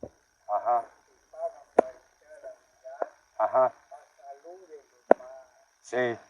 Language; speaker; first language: Spanish; non-native, learner; English